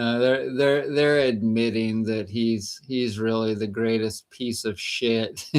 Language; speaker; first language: English; native; English